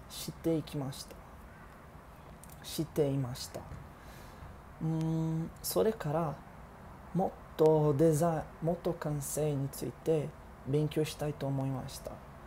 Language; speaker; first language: Japanese; non-native, learner; Portuguese